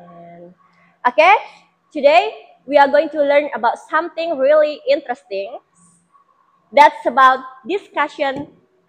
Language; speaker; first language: English; non-native, fluent; Indonesian